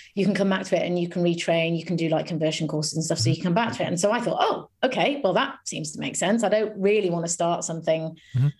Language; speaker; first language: English; native; English